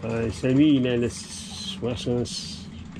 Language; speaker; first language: French; non-native, learner; English